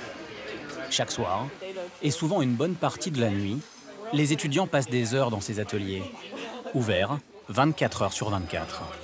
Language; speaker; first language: French; native; French